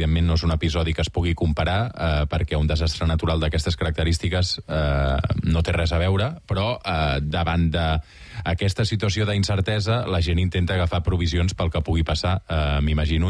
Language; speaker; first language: Catalan; native; Catalan